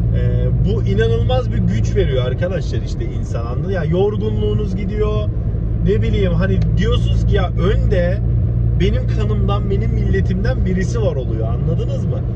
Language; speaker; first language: Turkish; early bilingual, heritage; Turkish